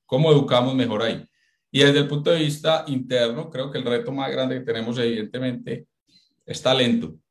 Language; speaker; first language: Spanish; native; Spanish